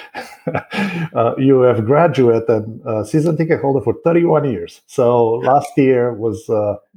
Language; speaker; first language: English; non-native, fluent; Romanian